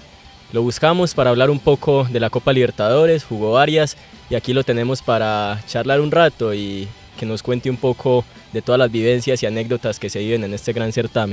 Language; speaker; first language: Spanish; native; Spanish